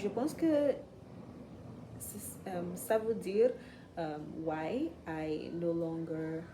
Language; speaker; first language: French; non-native, learner; English